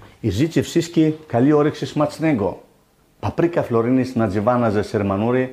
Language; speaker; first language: Polish; non-native, learner; Greek